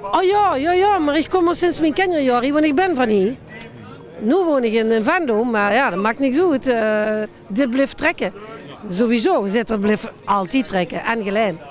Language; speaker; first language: Dutch; native; Dutch